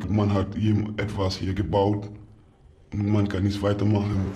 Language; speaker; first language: German; non-native, learner; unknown